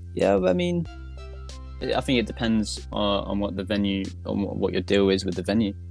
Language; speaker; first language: English; native; English